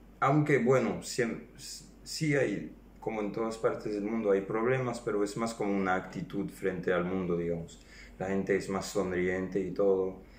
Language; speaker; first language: Spanish; non-native, fluent; French